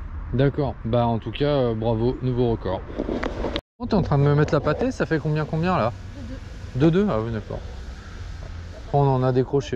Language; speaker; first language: French; native; French